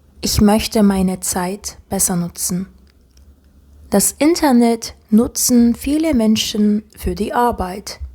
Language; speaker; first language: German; non-native, fluent; Turkish